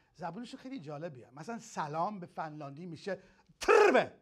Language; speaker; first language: Persian; early bilingual, heritage; Persian